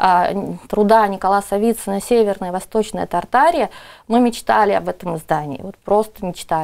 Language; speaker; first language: Russian; native; Russian